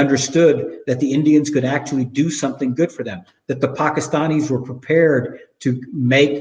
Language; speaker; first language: English; native; English